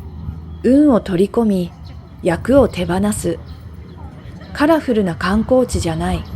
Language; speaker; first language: Japanese; native; Japanese